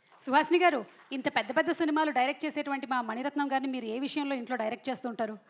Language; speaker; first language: Telugu; native; Telugu